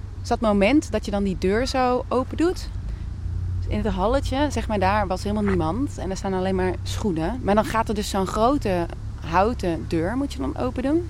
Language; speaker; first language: Dutch; native; Dutch